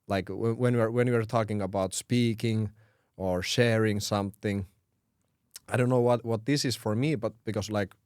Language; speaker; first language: English; non-native, fluent; Finnish